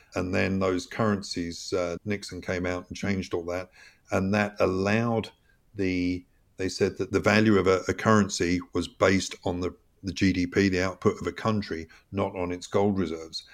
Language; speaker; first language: English; native; English